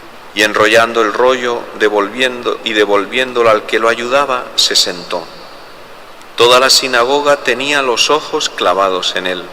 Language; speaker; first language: Spanish; native; Spanish